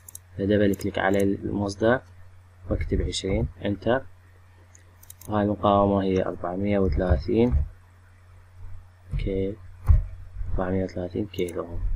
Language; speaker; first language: Arabic; native; Arabic